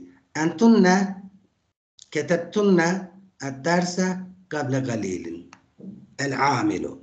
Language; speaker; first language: Arabic; non-native, fluent; Turkish